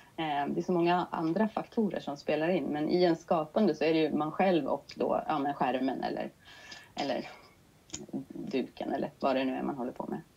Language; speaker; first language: Swedish; native; Swedish